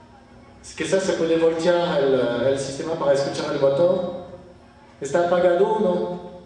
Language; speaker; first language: Spanish; non-native, fluent; French